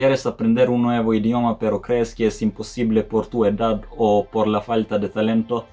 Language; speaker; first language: Spanish; non-native, fluent; Serbian